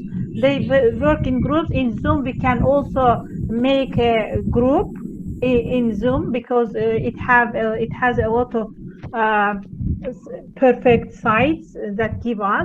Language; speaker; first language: English; non-native, fluent; Azerbaijani